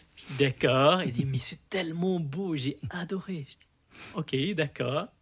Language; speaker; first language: French; non-native, local second language; Arabic